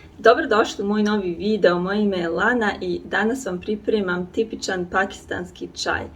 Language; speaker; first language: Bosnian; native; Bosnian